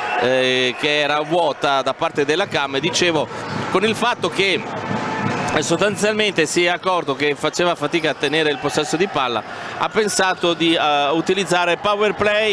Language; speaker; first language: Italian; native; Italian